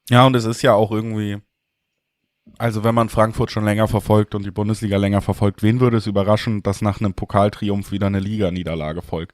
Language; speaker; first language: German; native; German